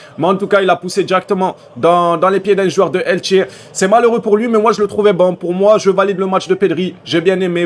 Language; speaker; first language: French; native; French